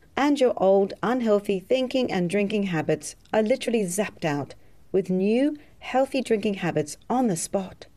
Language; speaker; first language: English; native; English